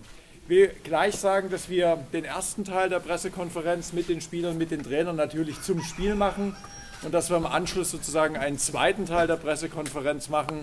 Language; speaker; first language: German; native; German